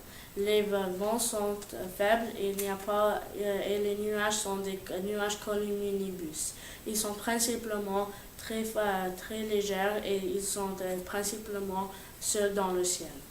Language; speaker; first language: French; non-native, learner; English